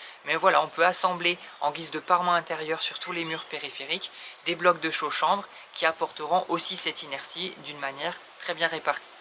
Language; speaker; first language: French; native; French